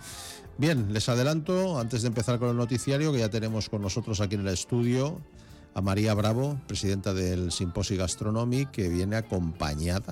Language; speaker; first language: Spanish; native; Spanish